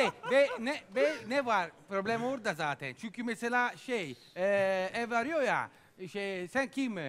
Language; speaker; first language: Turkish; non-native, fluent; Italian